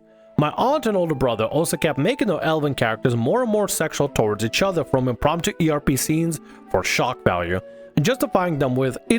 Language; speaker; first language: English; native; English